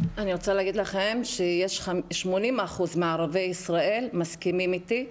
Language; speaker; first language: Hebrew; non-native, local second language; Arabic